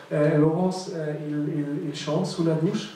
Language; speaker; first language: French; non-native, local second language; German